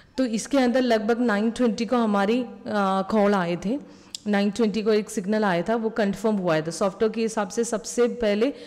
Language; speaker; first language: Hindi; non-native, local second language; Malayalam